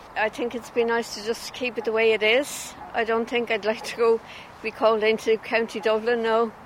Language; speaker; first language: English; native; English